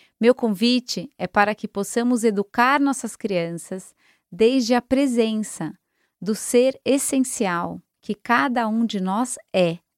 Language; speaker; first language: Portuguese; native; Portuguese